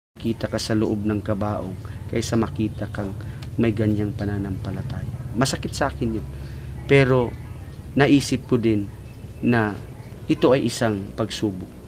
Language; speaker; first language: Filipino; non-native, local second language; Cebuano